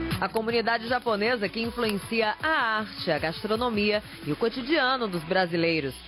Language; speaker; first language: Portuguese; native; Portuguese